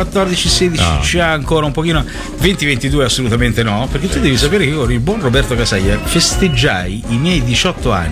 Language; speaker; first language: Italian; native; Italian